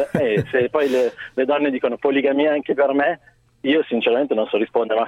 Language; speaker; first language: Italian; early bilingual, other home language; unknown